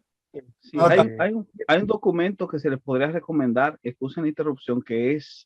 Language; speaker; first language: Spanish; native; Spanish